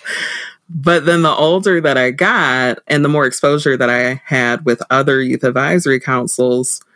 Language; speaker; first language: English; native; English